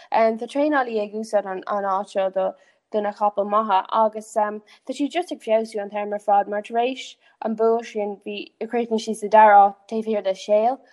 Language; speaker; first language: Irish; non-native, local second language; English